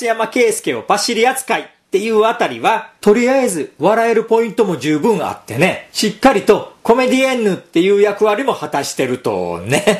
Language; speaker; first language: Japanese; native; Japanese